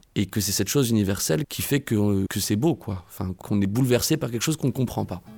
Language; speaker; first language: French; native; French